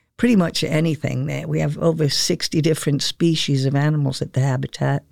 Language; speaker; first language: English; native; English